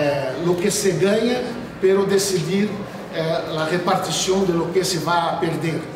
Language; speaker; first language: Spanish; non-native, fluent; Portuguese